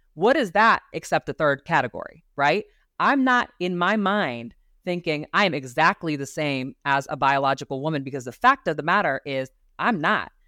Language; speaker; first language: English; native; English